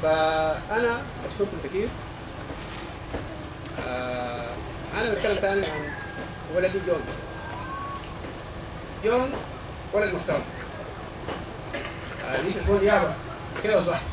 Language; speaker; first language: Arabic; non-native, local second language; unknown